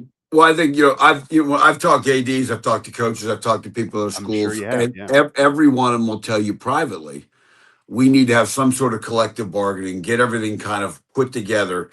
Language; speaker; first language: English; native; English